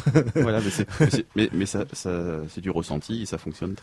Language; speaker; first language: French; native; French